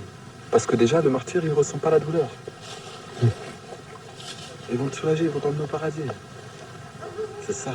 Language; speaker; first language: French; native; French